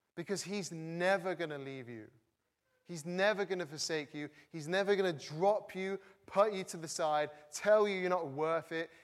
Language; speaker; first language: English; native; English